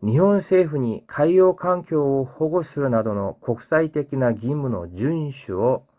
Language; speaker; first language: Japanese; non-native, fluent; Korean